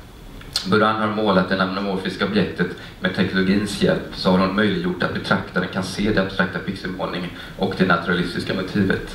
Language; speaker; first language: Swedish; native; Swedish